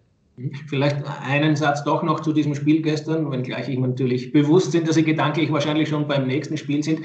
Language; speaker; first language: German; native; German